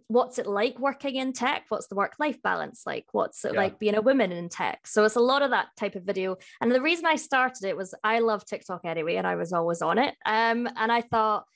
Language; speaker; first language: English; native; English